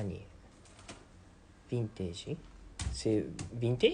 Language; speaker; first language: French; non-native, fluent; Japanese